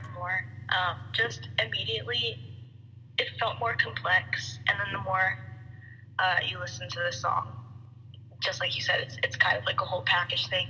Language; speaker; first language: English; native; English